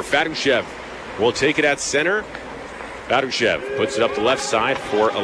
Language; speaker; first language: English; native; English